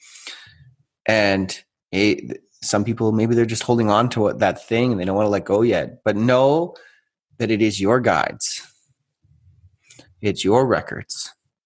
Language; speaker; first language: English; native; English